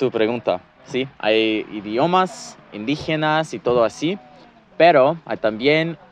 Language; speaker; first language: Spanish; non-native, fluent; English